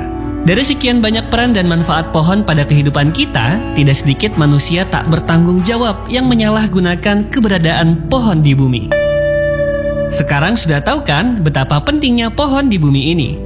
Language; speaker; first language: Indonesian; native; Indonesian